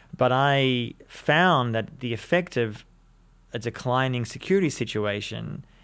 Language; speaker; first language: English; native; English